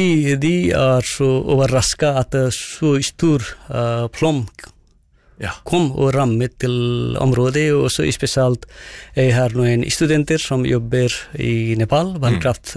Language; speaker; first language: Norwegian; non-native, fluent; Nepali